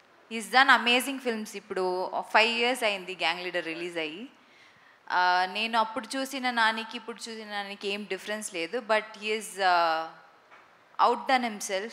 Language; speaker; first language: Telugu; non-native, local second language; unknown